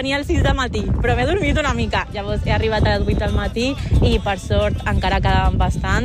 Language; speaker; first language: Catalan; native; Catalan